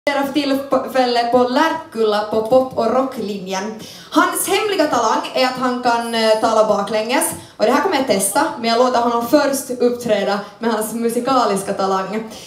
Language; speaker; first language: Swedish; native; Swedish